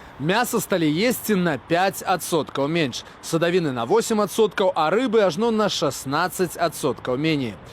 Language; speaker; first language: Belarusian; native; Belarusian